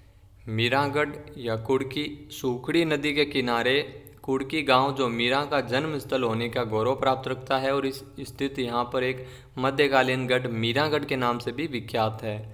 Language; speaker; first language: Hindi; native; Hindi